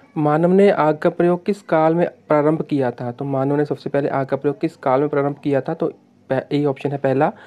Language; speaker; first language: Hindi; non-native, local second language; Punjabi